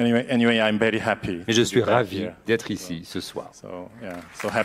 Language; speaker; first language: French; non-native, learner; Korean